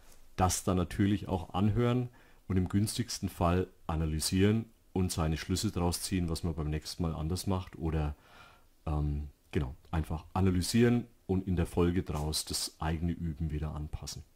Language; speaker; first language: German; native; German